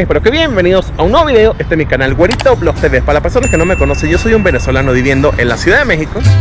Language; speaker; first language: Spanish; native; Spanish